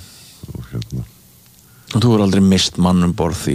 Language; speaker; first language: Icelandic; native; Icelandic